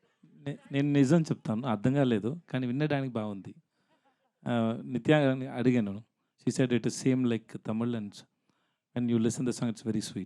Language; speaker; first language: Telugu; non-native, learner; Tamil